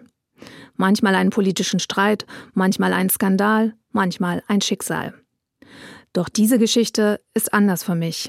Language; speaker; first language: German; native; German